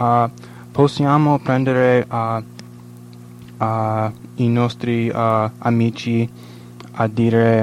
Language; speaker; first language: Italian; non-native, learner; English